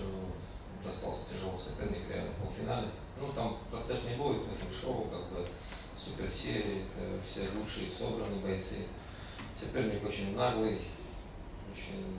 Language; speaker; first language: Russian; native; Russian